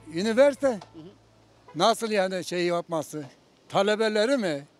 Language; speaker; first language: Turkish; non-native, local second language; Zaza